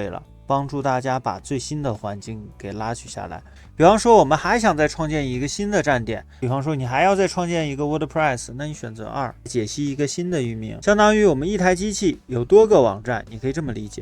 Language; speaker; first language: Chinese; native; Chinese